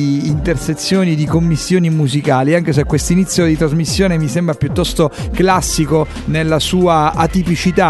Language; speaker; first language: Italian; native; Italian